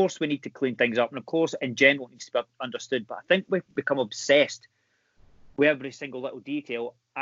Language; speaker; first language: English; native; English